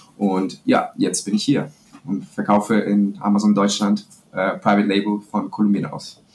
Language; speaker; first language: German; non-native, fluent; Spanish